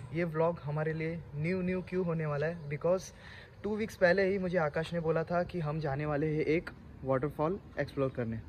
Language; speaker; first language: Hindi; non-native, local second language; Marathi